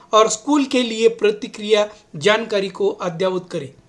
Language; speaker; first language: Hindi; non-native, local second language; Marathi